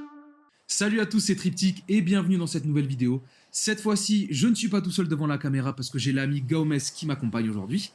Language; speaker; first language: French; native; French